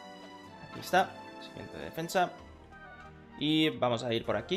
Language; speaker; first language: Spanish; native; Spanish